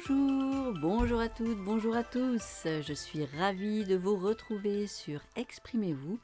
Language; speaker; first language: French; native; French